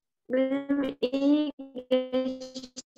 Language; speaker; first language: Turkish; non-native, learner; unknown